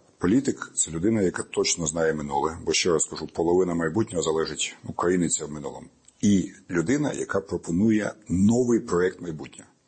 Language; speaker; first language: Ukrainian; native; Ukrainian